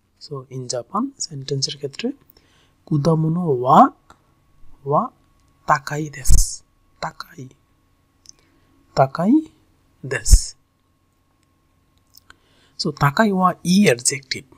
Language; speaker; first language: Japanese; non-native, fluent; Bangla